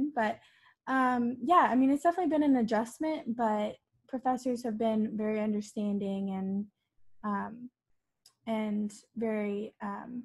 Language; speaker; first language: English; native; English